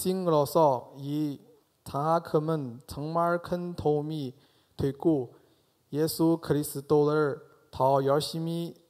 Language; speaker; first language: Korean; non-native, fluent; Chinese